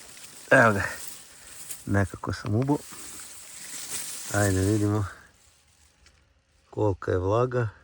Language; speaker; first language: Croatian; native; Croatian